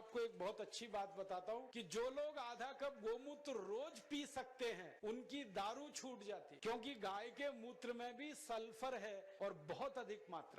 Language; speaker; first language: Hindi; native; Hindi